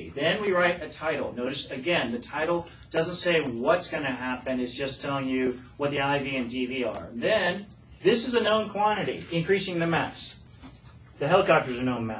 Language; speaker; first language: English; native; English